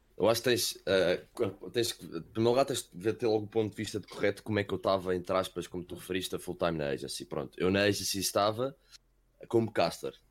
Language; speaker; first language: Portuguese; early bilingual, heritage; Portuguese